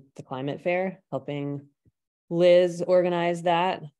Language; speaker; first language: English; native; English